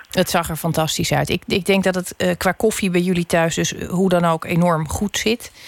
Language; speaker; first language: Dutch; native; Dutch